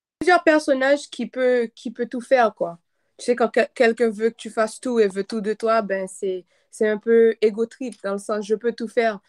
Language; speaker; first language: French; non-native, local second language; Haitian Creole